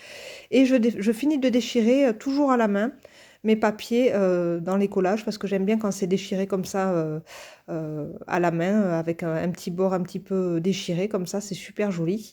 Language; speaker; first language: French; native; French